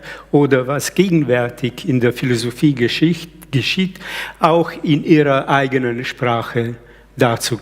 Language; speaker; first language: German; early bilingual, other home language; Slovenian